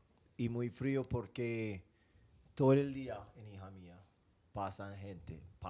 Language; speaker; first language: Spanish; non-native, fluent; English